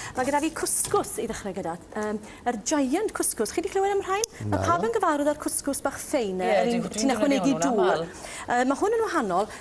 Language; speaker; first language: Welsh; native; Welsh